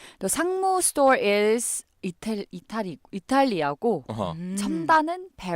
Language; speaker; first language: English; non-native, learner; Korean